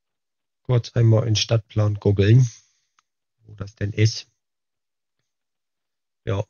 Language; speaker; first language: German; native; German